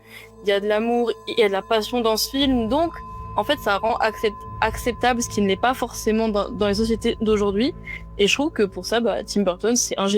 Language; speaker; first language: French; native; French